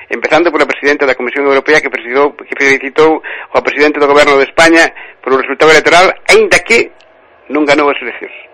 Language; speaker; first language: Galician; native; Galician